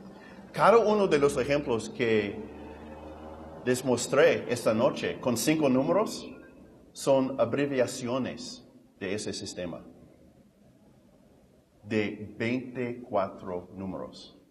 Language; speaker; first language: Spanish; non-native, fluent; English